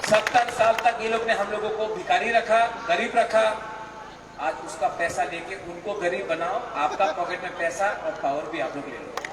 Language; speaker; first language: Hindi; non-native, local second language; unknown